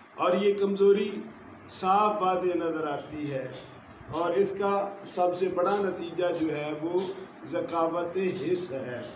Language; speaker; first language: Urdu; non-native, local second language; Punjabi